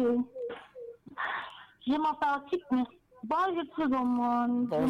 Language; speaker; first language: French; non-native, learner; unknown